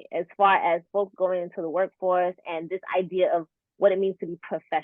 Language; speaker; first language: English; native; English